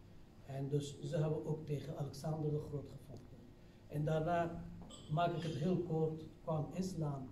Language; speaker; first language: Dutch; non-native, fluent; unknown